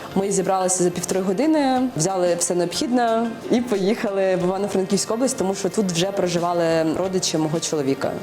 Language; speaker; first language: Ukrainian; early bilingual, other home language; Uzbek